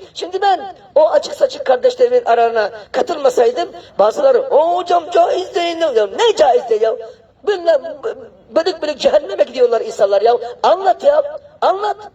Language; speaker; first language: Turkish; non-native, fluent; Arabic